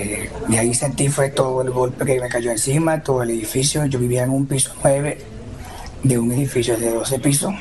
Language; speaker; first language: Spanish; native; Spanish